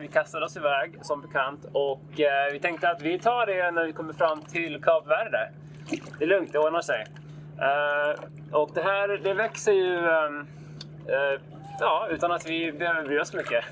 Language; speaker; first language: Swedish; native; Swedish